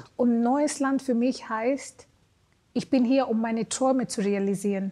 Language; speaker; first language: German; non-native, fluent; Swahili